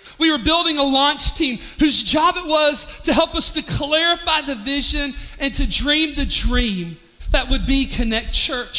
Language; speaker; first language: English; native; English